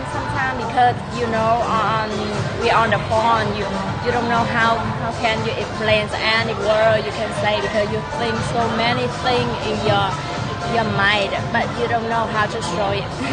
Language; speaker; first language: English; non-native, learner; Vietnamese